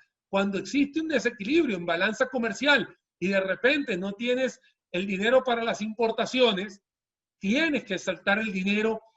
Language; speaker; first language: Spanish; native; Spanish